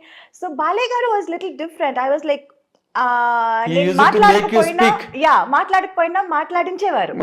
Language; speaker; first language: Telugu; non-native, local second language; Tamil